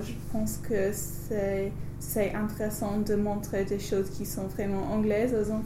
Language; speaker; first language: French; non-native, learner; English